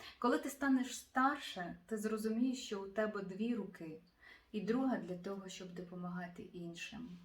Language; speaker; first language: Ukrainian; native; Ukrainian